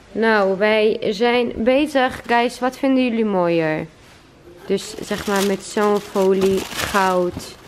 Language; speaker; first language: Dutch; non-native, fluent; Chechen